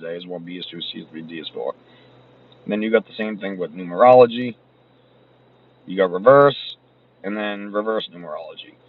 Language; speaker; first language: English; native; English